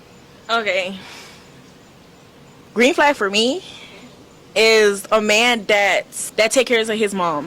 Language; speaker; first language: English; native; English